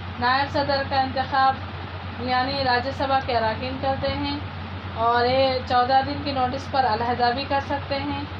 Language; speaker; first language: Urdu; native; Urdu